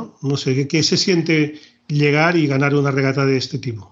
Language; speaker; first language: Spanish; native; Spanish